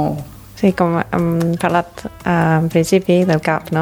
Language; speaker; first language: Catalan; non-native, fluent; English